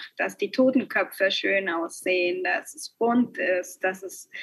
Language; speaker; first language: German; early bilingual, other home language; Spanish